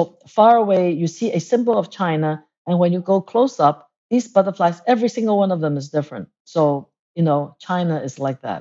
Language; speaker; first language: English; non-native, local second language; Cantonese